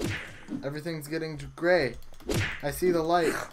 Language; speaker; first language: English; native; English